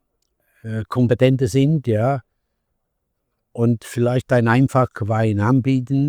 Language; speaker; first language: German; non-native, fluent; Italian